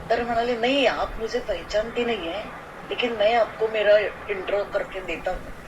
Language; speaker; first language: Hindi; non-native, local second language; Marathi